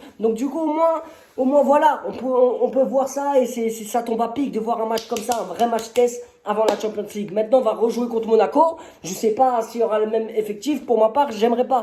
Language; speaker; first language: French; native; French